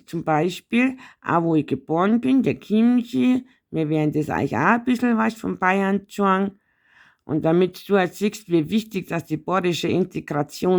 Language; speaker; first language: German; native; German